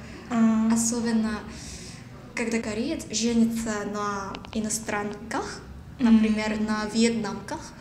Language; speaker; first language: Russian; non-native, learner; Korean